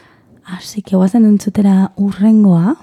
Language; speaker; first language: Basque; non-native, learner; Spanish